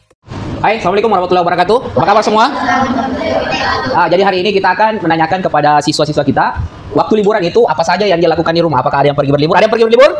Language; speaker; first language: Indonesian; native; Indonesian